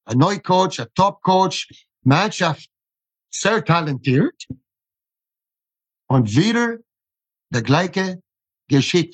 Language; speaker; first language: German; non-native, fluent; English